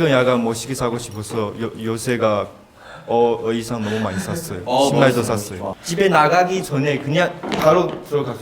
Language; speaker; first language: Korean; non-native, learner; Chinese